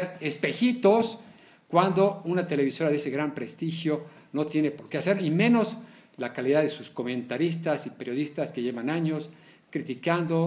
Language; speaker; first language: Spanish; native; Spanish